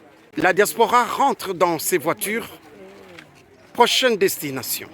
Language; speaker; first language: French; non-native, local second language; Swahili